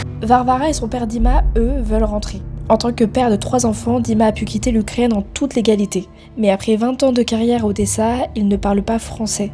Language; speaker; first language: French; native; French